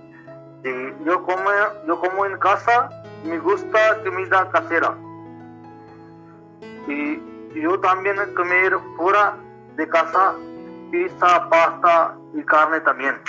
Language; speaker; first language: Spanish; non-native, learner; Punjabi